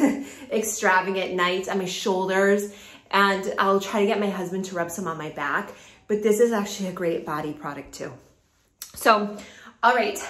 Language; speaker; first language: English; native; English